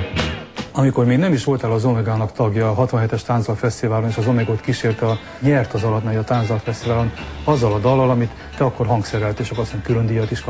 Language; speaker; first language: Hungarian; native; Hungarian